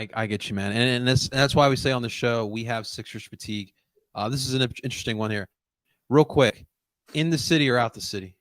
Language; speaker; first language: English; native; English